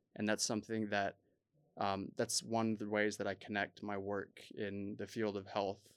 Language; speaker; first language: English; native; English